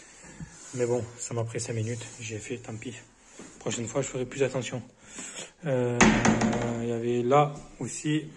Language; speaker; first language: French; native; French